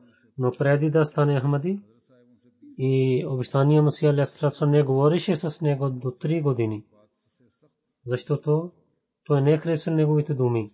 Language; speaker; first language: Bulgarian; non-native, fluent; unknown